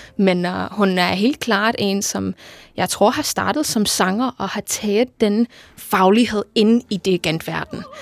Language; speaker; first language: Danish; non-native, fluent; English